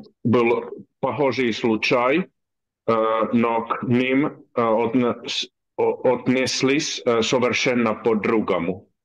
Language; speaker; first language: Russian; non-native, learner; Finnish